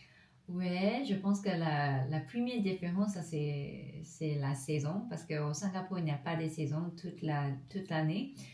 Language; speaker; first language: French; non-native, learner; English